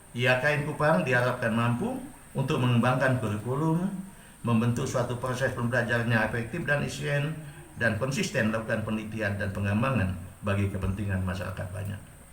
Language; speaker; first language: Indonesian; non-native, local second language; Achinese